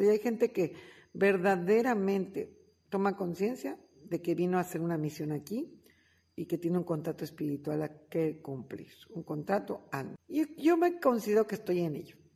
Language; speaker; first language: Spanish; native; Spanish